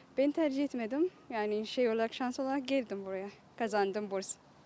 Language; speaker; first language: Turkish; non-native, learner; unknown